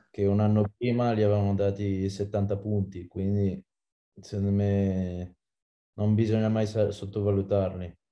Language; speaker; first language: Italian; non-native, fluent; French